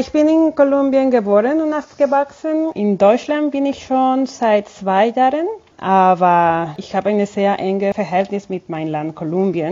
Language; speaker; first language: German; non-native, fluent; Spanish